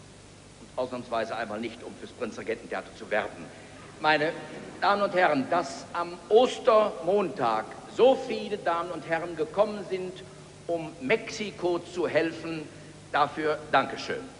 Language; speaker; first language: German; native; German